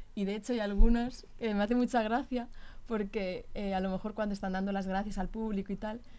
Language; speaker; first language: Spanish; native; Spanish